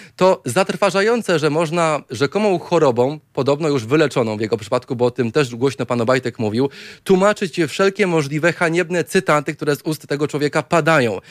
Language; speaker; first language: Polish; native; Polish